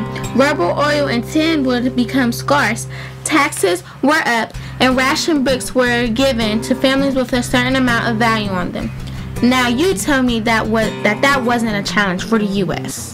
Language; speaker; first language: English; native; English